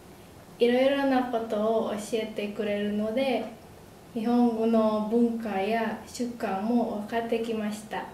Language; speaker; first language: Japanese; non-native, learner; Indonesian